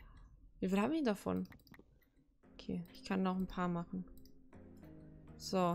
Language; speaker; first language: German; native; German